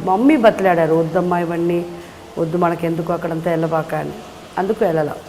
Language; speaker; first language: Telugu; non-native, local second language; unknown